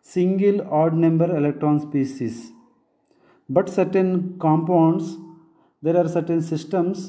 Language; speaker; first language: English; non-native, local second language; Telugu